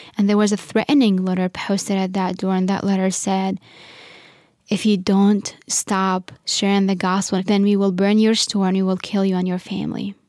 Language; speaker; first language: English; non-native, fluent; Arabic